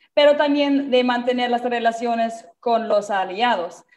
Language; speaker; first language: Spanish; non-native, fluent; German